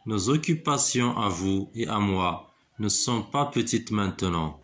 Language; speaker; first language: French; non-native, local second language; Arabic